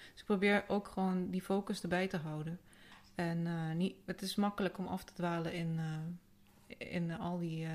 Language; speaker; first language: Dutch; early bilingual, other home language; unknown